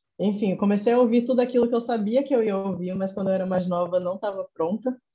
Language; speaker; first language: Portuguese; native; Portuguese